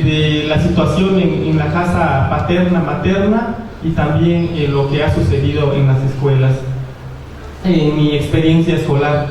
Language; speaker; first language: Spanish; non-native, local second language; Zapotec